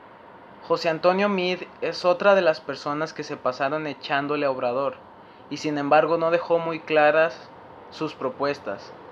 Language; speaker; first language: Spanish; native; Spanish